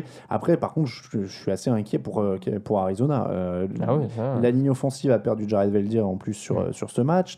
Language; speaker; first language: French; native; French